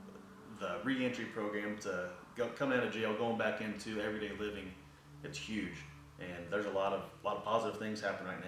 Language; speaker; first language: English; native; English